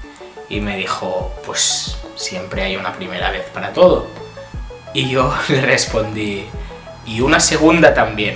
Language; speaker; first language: Spanish; early bilingual, other home language; Italian